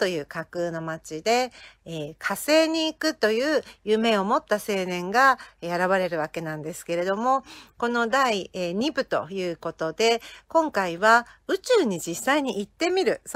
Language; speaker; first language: Japanese; native; Japanese